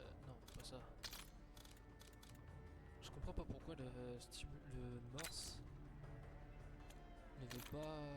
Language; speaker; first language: French; native; French